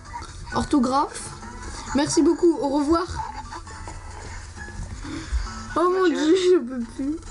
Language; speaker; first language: French; native; French